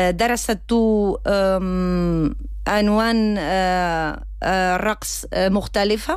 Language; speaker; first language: Arabic; non-native, learner; Spanish